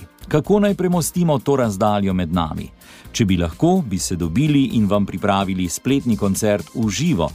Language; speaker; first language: Slovenian; native; Slovenian